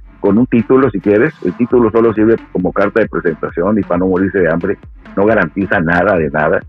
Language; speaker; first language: Spanish; native; Spanish